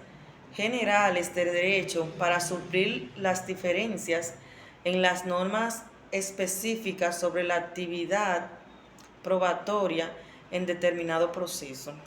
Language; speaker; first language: Spanish; native; Spanish